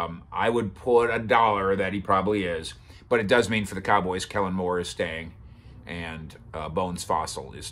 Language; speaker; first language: English; native; English